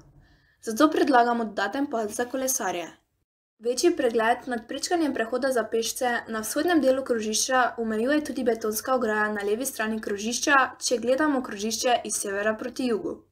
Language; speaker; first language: Slovenian; native; Slovenian